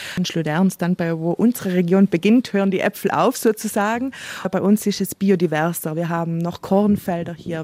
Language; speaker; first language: German; native; German